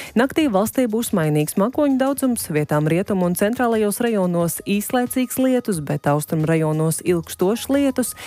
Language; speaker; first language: Latvian; native; Latvian